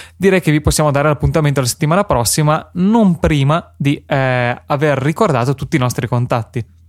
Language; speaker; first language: Italian; native; Italian